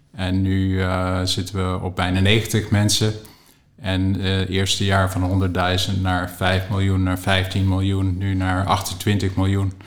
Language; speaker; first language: Dutch; non-native, fluent; English